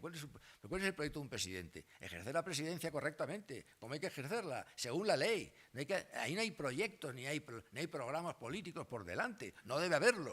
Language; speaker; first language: Spanish; native; Spanish